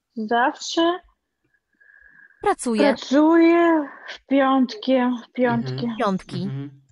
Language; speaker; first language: Polish; non-native, learner; Russian